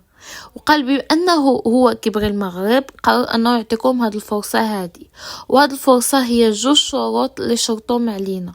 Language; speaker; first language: Arabic; native; Arabic